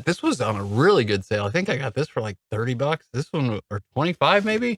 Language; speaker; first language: English; native; English